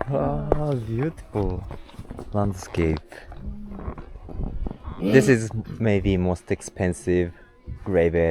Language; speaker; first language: English; non-native, learner; Japanese